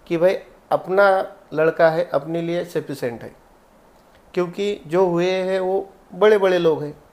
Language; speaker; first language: Hindi; non-native, local second language; Marathi